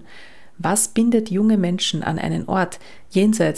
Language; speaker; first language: German; native; German